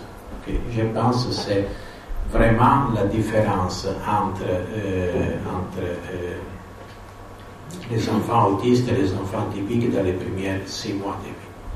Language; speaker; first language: French; non-native, fluent; Italian